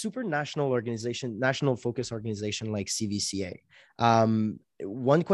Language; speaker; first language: English; non-native, fluent; French